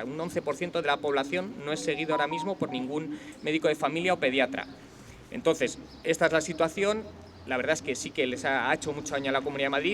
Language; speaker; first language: Spanish; native; Spanish